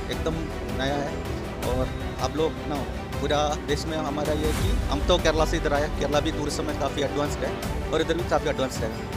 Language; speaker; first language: Hindi; non-native, local second language; Malayalam